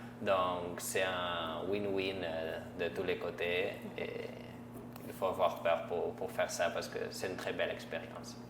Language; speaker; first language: French; non-native, fluent; Catalan